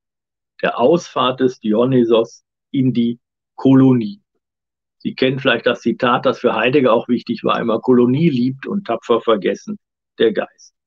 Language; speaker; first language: German; native; German